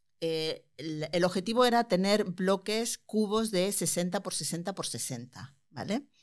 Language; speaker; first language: Spanish; native; Spanish